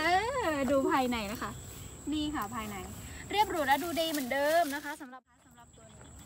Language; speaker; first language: Thai; native; Thai